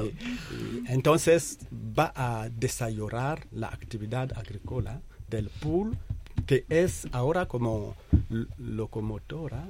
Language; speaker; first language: Spanish; non-native, fluent; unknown